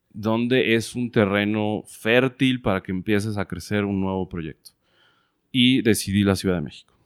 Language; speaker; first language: Spanish; native; Spanish